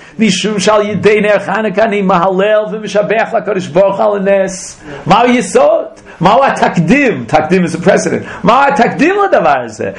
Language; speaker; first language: Hebrew; non-native, fluent; English